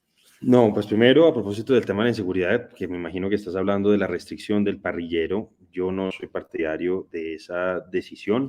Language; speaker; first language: Spanish; native; Spanish